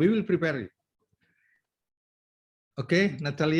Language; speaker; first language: English; non-native, learner; Indonesian